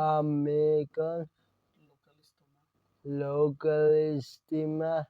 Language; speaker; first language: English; non-native, learner; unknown